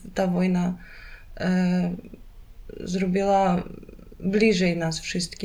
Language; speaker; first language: Polish; non-native, learner; Ukrainian